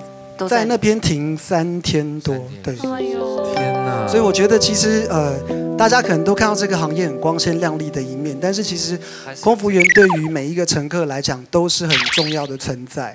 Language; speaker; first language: Chinese; native; Chinese